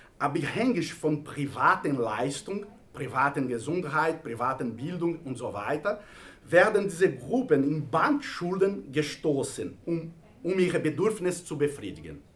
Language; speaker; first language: German; non-native, fluent; Portuguese